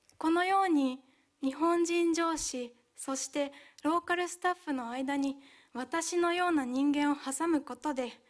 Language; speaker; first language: Japanese; early bilingual, other home language; Hungarian